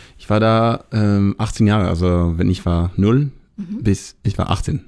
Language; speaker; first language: German; non-native, learner; Hebrew